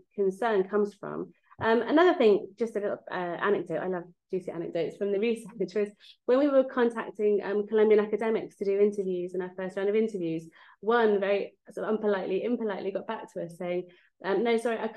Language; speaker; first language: English; native; English